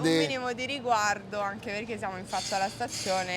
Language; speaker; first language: Italian; native; Italian